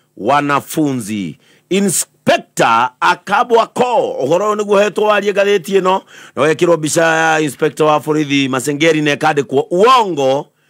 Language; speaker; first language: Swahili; non-native, local second language; Kikuyu